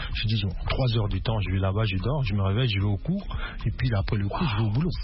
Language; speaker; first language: French; non-native, local second language; Lingala